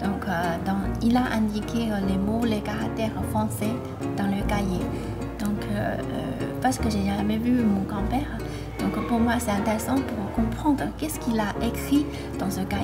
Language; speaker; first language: French; non-native, fluent; Chinese